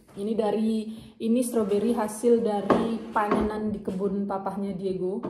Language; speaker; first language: Indonesian; native; Indonesian